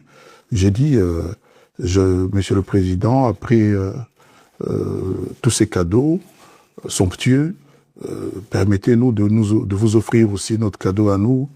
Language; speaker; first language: French; non-native, local second language; Lingala